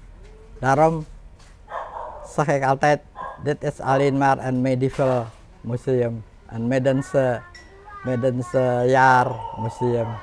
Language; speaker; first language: Dutch; non-native, fluent; Indonesian